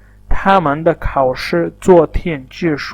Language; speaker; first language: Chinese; non-native, fluent; Urdu